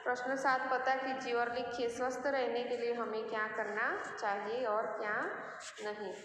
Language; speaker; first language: Hindi; non-native, local second language; Gujarati